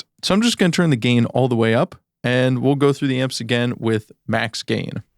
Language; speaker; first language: English; native; English